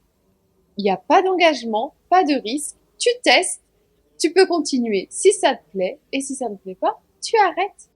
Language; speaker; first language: French; native; French